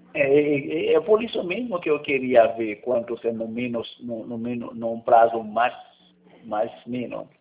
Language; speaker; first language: Portuguese; non-native, learner; Haitian Creole